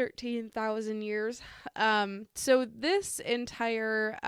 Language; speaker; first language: English; native; English